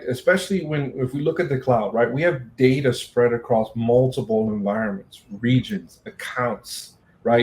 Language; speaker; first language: English; native; English